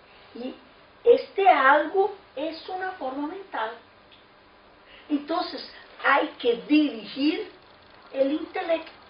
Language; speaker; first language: Spanish; non-native, fluent; Portuguese